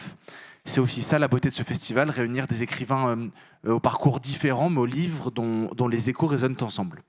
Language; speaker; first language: French; native; French